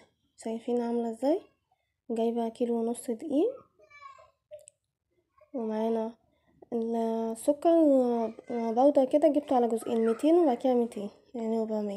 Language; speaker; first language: Arabic; native; Arabic